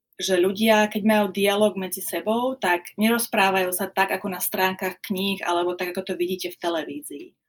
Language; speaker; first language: Slovak; native; Slovak